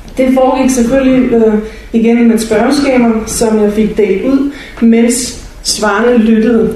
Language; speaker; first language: Danish; non-native, fluent; Bulgarian